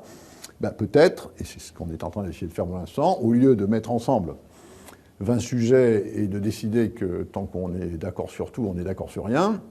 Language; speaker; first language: French; native; French